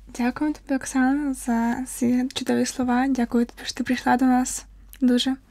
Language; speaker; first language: Ukrainian; native; Ukrainian